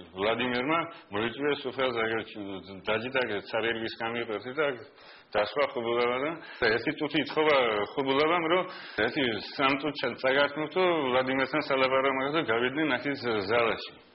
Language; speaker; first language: Georgian; non-native, local second language; Mingrelian